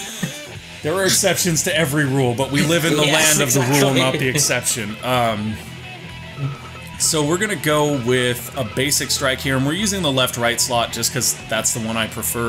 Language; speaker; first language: English; native; English